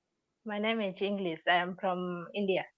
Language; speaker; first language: English; non-native, learner; Odia